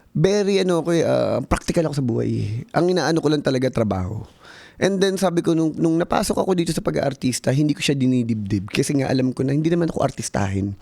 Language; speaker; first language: Filipino; native; Filipino